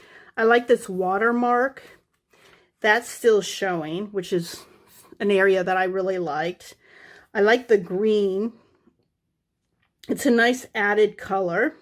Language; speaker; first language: English; native; English